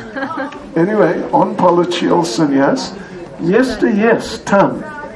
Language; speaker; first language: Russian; non-native, learner; English